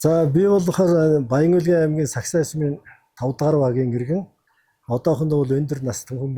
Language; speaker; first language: Mongolian; non-native, local second language; Kazakh